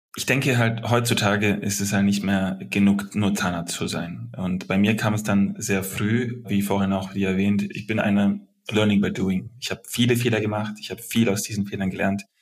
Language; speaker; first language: German; early bilingual, other home language; Serbian